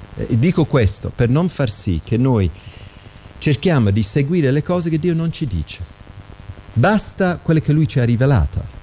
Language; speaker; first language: Italian; non-native, fluent; English